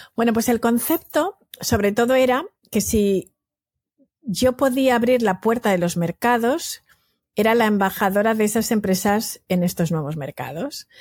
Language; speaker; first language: Spanish; native; Spanish